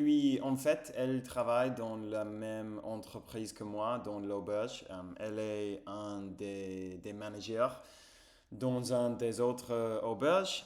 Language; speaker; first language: French; non-native, fluent; English